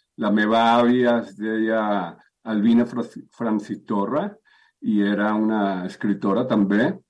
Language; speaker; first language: Catalan; early bilingual, heritage; Spanish